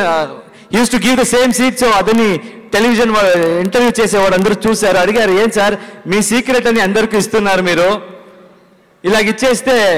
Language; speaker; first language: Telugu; non-native, learner; Kannada